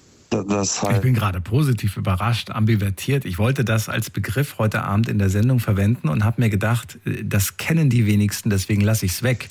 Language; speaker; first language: German; native; German